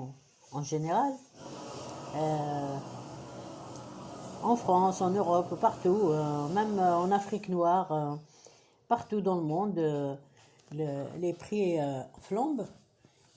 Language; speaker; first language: French; non-native, local second language; Kabyle